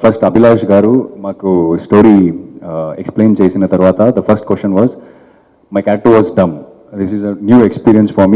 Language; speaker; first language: Telugu; non-native, fluent; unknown